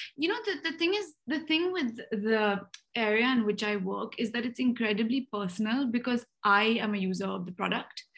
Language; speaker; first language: English; native; English